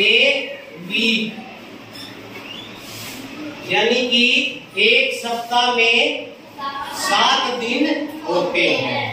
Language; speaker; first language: Hindi; native; Hindi